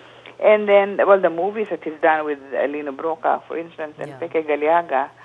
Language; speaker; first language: English; non-native, local second language; Filipino